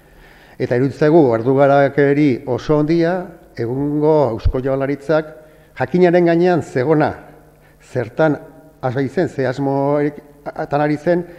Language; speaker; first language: Basque; native; Basque